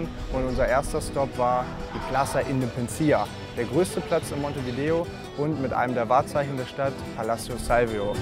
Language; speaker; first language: German; native; German